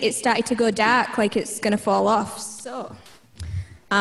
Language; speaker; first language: English; native; English